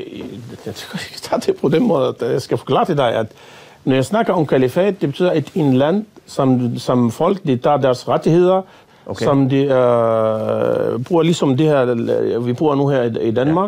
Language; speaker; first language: Danish; non-native, fluent; Arabic